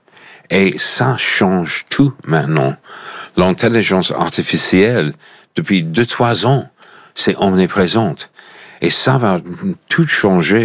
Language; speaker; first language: French; non-native, fluent; English